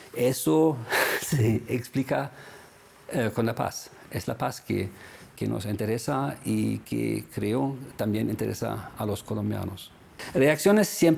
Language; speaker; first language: Spanish; non-native, fluent; German